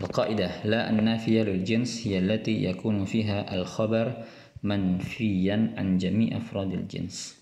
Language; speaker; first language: Arabic; non-native, fluent; Indonesian